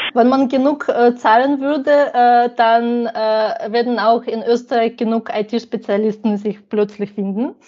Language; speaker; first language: German; non-native, fluent; Ukrainian